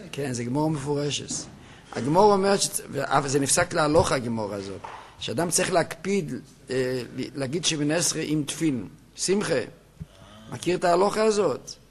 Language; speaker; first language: Hebrew; native; Hebrew